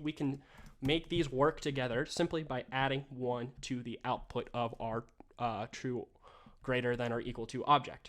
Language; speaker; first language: English; native; English